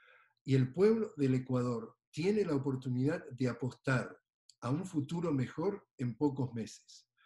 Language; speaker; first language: Spanish; native; Spanish